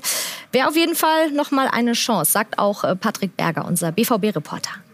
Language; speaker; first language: German; native; German